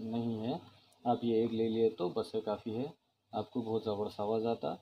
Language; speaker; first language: Hindi; non-native, local second language; Urdu